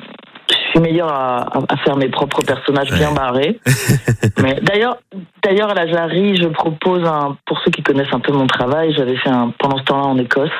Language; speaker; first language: French; native; French